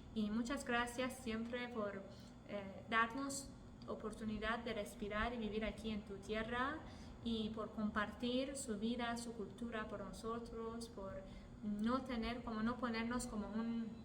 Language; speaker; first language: Spanish; non-native, fluent; Persian